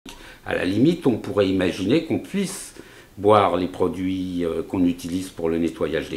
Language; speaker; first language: French; native; French